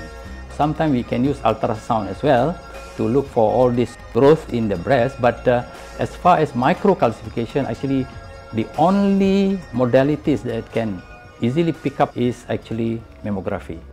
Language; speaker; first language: English; non-native, local second language; Malay